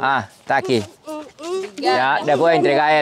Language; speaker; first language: Portuguese; non-native, learner; Vietnamese